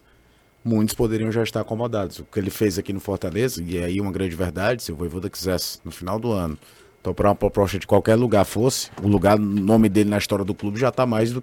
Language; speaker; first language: Portuguese; native; Portuguese